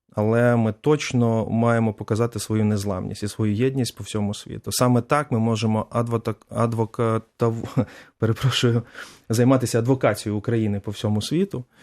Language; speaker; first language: Ukrainian; native; Ukrainian